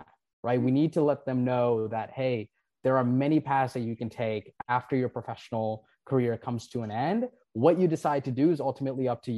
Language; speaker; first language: English; non-native, local second language; Nepali